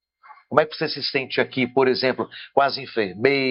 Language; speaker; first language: Portuguese; native; Portuguese